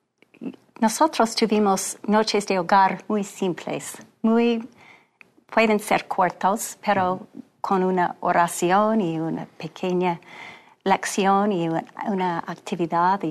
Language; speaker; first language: Spanish; non-native, fluent; English